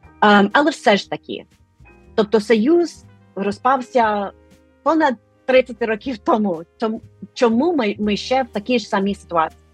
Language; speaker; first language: Ukrainian; non-native, fluent; English